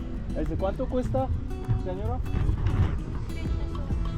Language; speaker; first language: Spanish; non-native, learner; Korean